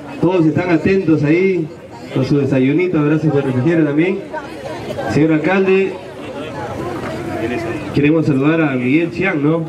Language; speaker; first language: Spanish; native; Spanish